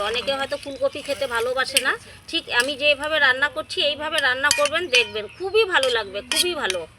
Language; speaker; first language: Bangla; native; Bangla